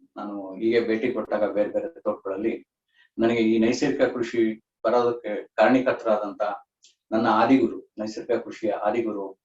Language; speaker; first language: Kannada; native; Kannada